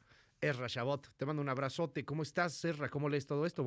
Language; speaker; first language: Spanish; native; Spanish